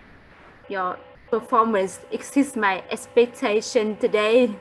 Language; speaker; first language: English; non-native, fluent; Vietnamese